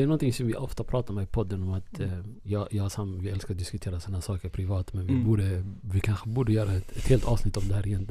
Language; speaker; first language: Swedish; early bilingual, other home language; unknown